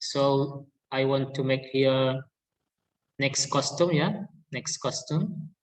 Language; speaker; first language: English; non-native, learner; Indonesian